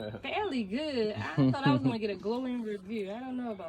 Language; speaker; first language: English; native; English